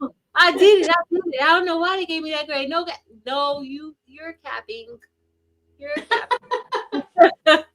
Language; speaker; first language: English; native; English